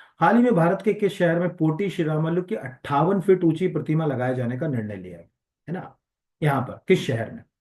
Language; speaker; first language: Hindi; native; Hindi